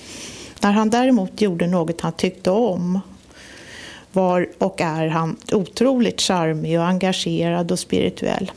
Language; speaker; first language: Swedish; native; Swedish